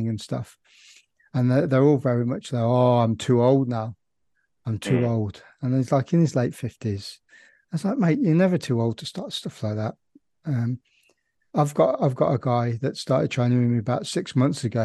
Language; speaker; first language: English; native; English